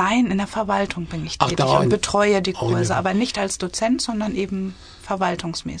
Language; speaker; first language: German; native; German